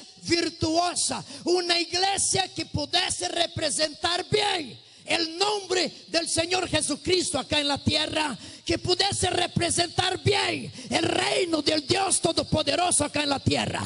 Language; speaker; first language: Spanish; non-native, fluent; Portuguese